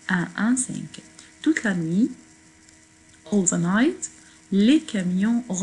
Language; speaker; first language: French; non-native, fluent; Arabic